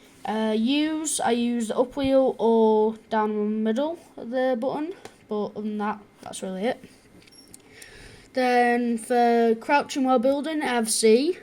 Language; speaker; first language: English; native; English